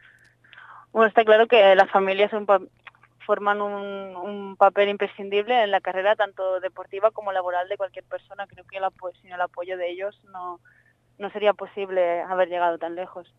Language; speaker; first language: Spanish; native; Spanish